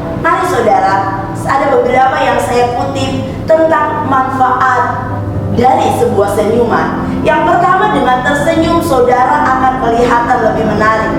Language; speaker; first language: Indonesian; native; Indonesian